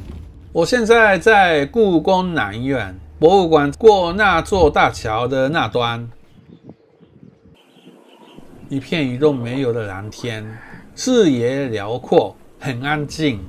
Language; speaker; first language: Chinese; non-native, fluent; Japanese